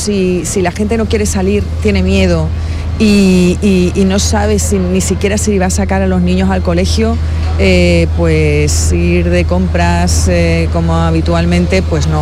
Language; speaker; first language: Spanish; native; Spanish